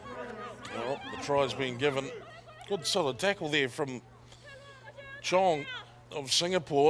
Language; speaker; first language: English; native; English